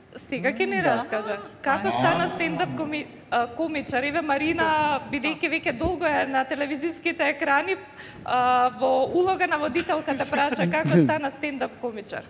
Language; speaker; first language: Macedonian; native; Macedonian